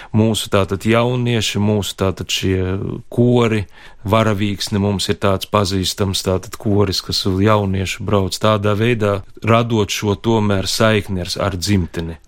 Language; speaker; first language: Latvian; native; Latvian